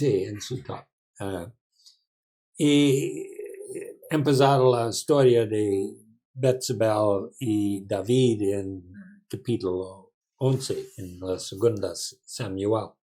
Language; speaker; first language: Spanish; non-native, learner; English